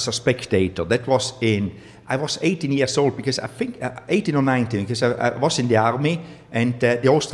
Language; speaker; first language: English; non-native, fluent; German